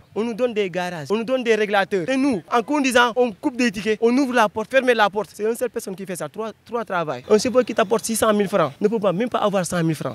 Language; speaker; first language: French; non-native, local second language; Wolof